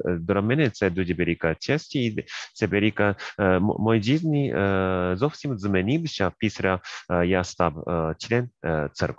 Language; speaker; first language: Ukrainian; non-native, learner; Japanese